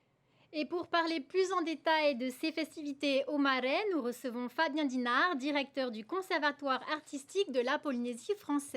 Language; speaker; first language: French; native; French